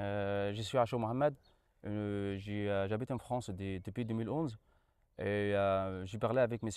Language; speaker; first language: French; non-native, learner; Arabic